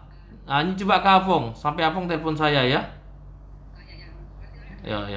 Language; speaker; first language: Indonesian; native; Indonesian